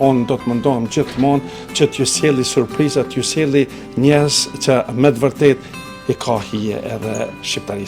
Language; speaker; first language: Albanian; native; Albanian